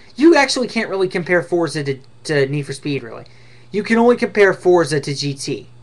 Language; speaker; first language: English; native; English